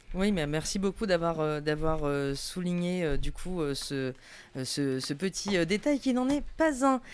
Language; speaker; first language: French; native; French